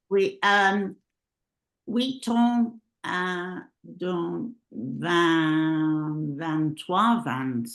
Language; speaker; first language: French; non-native, learner; English